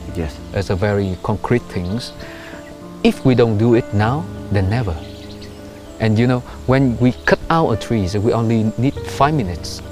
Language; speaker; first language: English; non-native, learner; Japanese